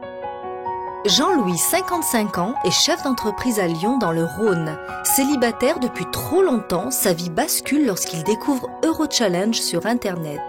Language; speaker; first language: French; native; French